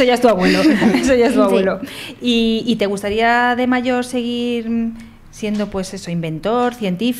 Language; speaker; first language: Spanish; native; Spanish